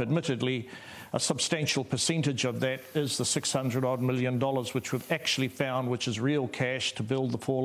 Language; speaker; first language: English; native; English